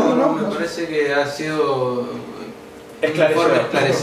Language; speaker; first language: Spanish; native; Spanish